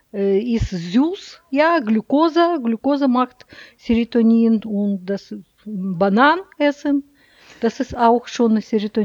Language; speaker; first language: German; non-native, learner; Russian